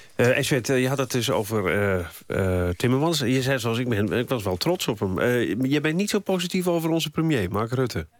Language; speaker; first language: Dutch; native; Dutch